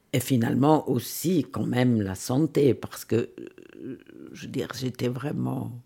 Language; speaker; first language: French; non-native, fluent; Swiss German